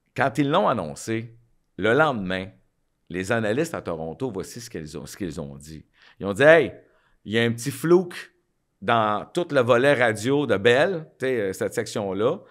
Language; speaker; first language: French; native; French